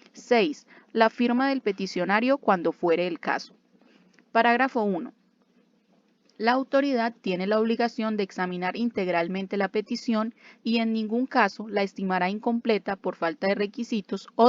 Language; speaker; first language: Spanish; native; Spanish